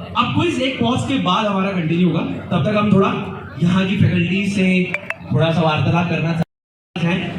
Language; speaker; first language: Hindi; native; Hindi